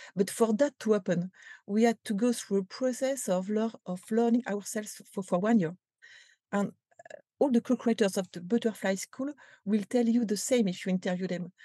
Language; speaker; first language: English; non-native, fluent; French